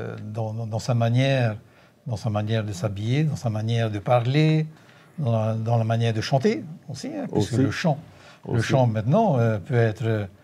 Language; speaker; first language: French; native; French